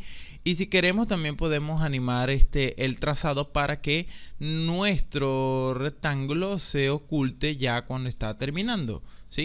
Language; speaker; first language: Spanish; native; Spanish